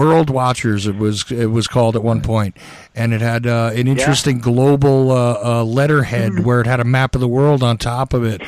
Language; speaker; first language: English; native; English